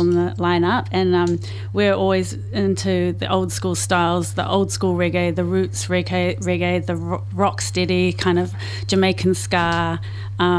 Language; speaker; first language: English; native; English